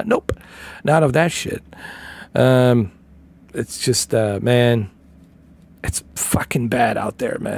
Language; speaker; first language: English; native; English